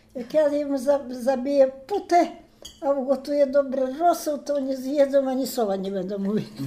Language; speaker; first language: Polish; native; Polish